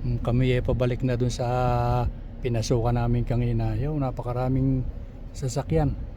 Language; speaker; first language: Filipino; native; Filipino